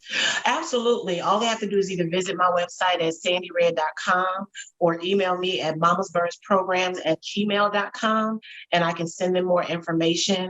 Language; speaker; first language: English; native; English